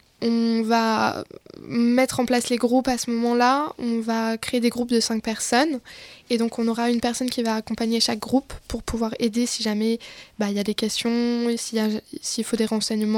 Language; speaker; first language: French; native; French